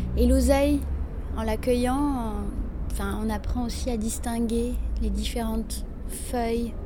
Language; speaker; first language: French; non-native, local second language; Arabic